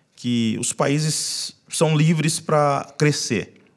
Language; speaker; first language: Portuguese; native; Portuguese